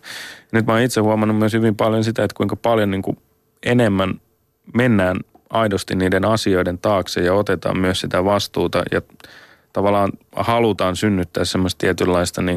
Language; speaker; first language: Finnish; native; Finnish